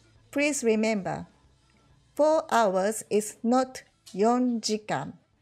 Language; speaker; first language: English; non-native, fluent; Japanese